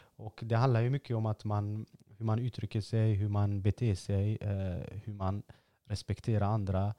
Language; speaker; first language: Swedish; early bilingual, other home language; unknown